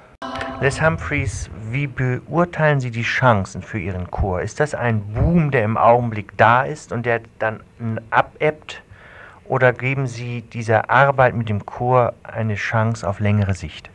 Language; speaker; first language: German; native; German